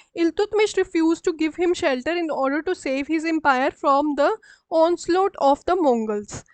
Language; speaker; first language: English; non-native, local second language; Punjabi